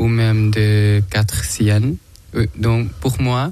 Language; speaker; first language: French; non-native, learner; Thai